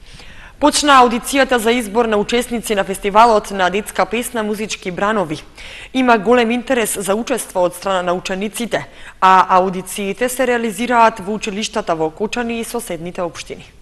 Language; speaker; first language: Macedonian; native; Macedonian